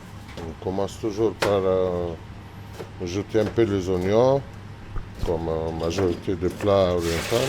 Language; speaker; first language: French; early bilingual, other home language; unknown